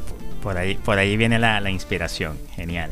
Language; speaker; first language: Spanish; native; Spanish